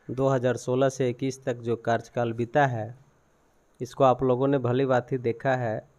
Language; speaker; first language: Hindi; native; Hindi